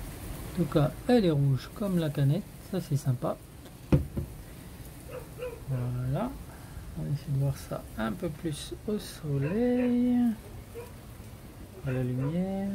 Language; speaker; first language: French; native; French